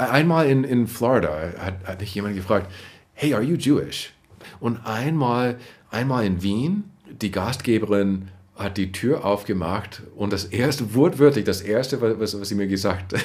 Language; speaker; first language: German; non-native, fluent; English